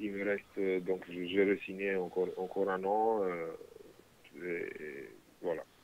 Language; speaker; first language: French; non-native, fluent; Romanian